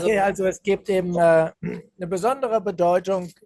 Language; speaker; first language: German; native; German